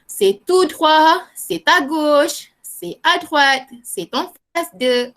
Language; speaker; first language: French; non-native, fluent; Malay